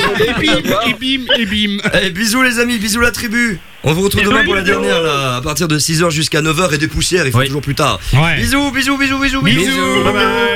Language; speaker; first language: French; native; French